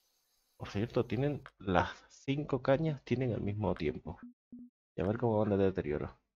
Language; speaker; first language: Spanish; native; Spanish